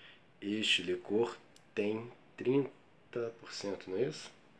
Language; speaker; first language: Portuguese; native; Portuguese